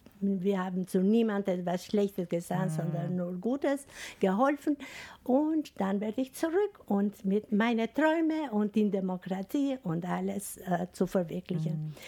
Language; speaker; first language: German; non-native, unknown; Albanian